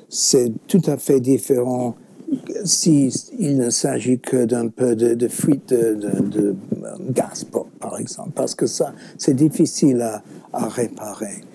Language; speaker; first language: French; non-native, fluent; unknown